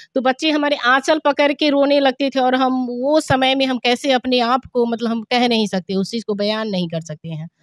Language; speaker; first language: Hindi; native; Hindi